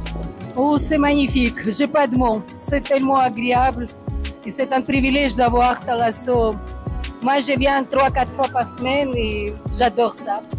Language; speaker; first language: French; non-native, fluent; Georgian